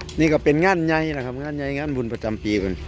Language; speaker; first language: Thai; non-native, local second language; Northeastern Thai